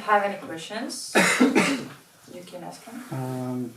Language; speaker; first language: English; non-native, learner; Russian